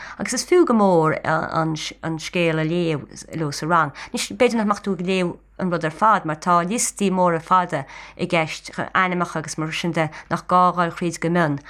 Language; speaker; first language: Irish; native; Irish